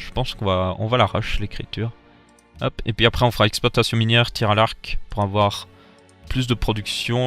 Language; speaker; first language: French; native; French